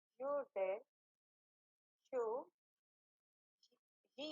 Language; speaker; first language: Swedish; non-native, learner; Urdu